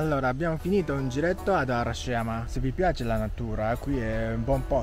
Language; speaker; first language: Italian; non-native, learner; Japanese